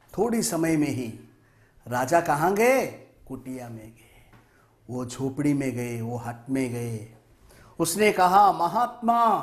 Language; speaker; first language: Hindi; non-native, local second language; Telugu